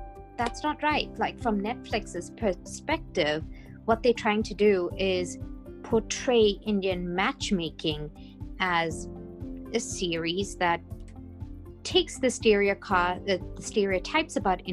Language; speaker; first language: English; native; English